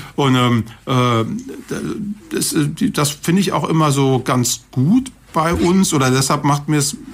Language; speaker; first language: German; native; German